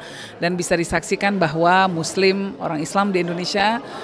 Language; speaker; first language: Indonesian; native; Indonesian